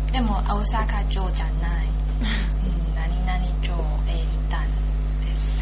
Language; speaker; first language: Japanese; non-native, learner; Chinese